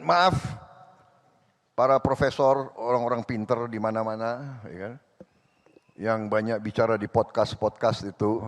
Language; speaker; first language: Indonesian; native; Indonesian